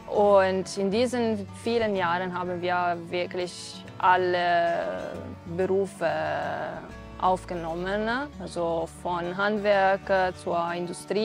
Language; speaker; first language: German; non-native, fluent; Italian